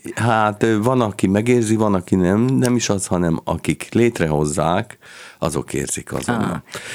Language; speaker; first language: Hungarian; native; Hungarian